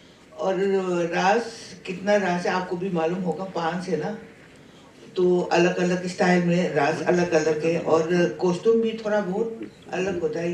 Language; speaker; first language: Hindi; non-native, local second language; Manipuri